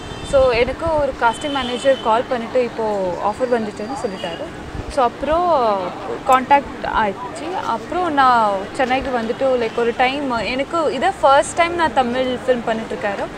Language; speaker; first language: Tamil; non-native, learner; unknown